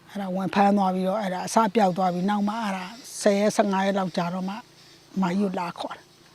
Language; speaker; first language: Burmese; native; Burmese